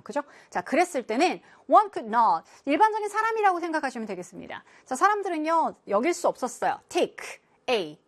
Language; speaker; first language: Korean; native; Korean